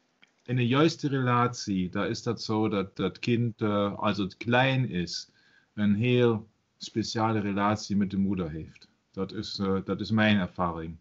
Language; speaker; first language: Dutch; non-native, learner; German